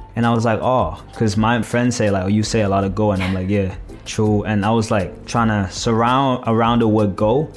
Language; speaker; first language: English; non-native, fluent; Thai